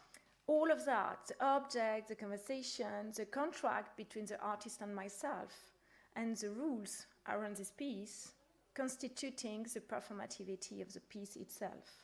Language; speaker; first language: English; non-native, fluent; French